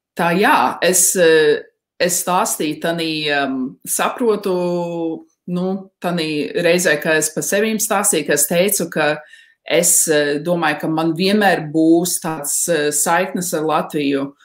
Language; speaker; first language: Latvian; early bilingual, heritage; Latvian